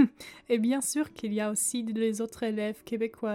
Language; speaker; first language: French; non-native, fluent; German